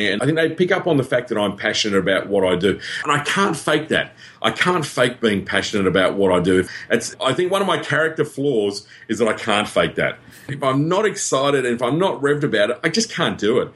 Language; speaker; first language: English; native; English